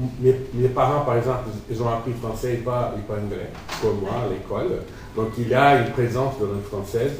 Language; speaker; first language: French; non-native, fluent; Portuguese